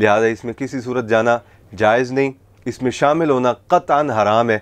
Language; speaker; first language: Urdu; native; Urdu